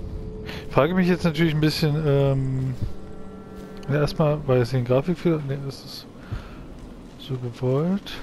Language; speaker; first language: German; native; German